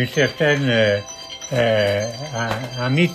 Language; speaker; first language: French; non-native, fluent; Italian